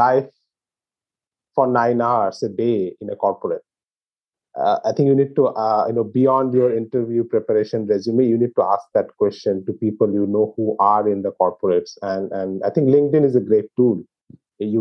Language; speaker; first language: English; non-native, local second language; Bangla